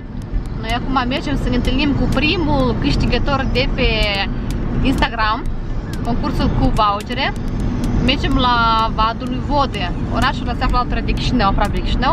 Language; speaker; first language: Romanian; native; Romanian